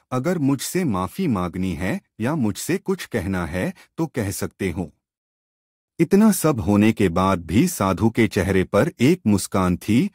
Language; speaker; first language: Hindi; non-native, local second language; Gujarati